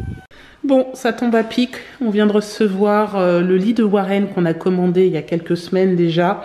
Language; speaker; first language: French; native; French